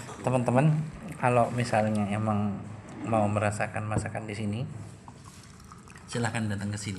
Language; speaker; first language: Indonesian; native; Indonesian